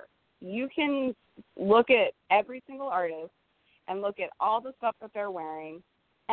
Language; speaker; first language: English; native; English